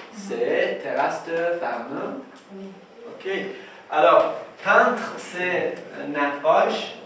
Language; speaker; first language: French; non-native, fluent; Persian